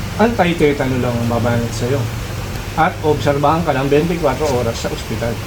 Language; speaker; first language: Filipino; native; Filipino